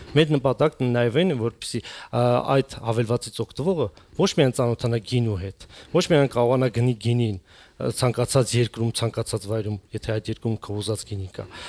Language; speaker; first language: Armenian; native; Armenian